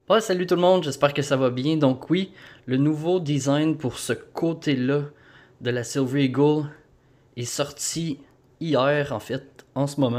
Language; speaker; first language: French; native; French